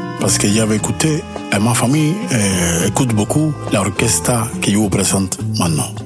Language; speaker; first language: French; non-native, learner; Spanish